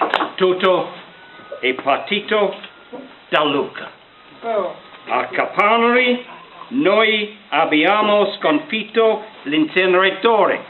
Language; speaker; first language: Italian; non-native, learner; English